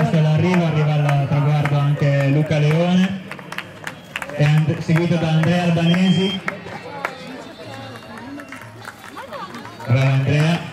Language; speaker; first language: Italian; native; Italian